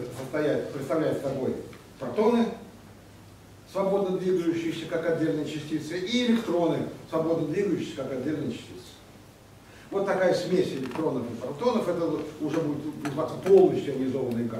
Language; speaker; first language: Russian; native; Russian